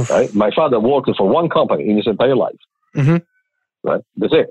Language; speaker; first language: English; non-native, fluent; Italian